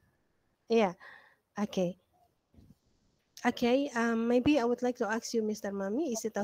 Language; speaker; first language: English; non-native, learner; Indonesian